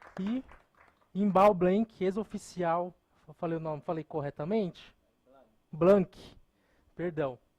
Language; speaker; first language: Portuguese; native; Portuguese